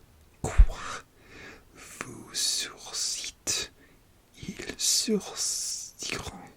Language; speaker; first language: French; non-native, learner; English